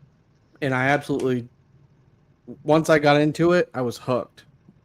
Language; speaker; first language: English; native; English